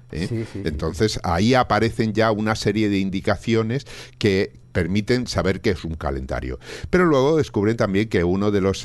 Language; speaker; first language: Spanish; native; Spanish